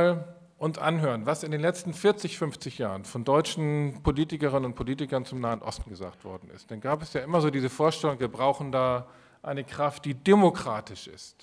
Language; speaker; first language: German; native; German